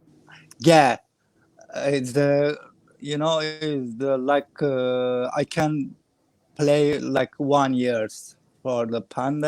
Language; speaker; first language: English; non-native, learner; Kurdish